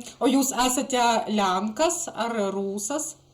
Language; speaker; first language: Lithuanian; non-native, learner; Russian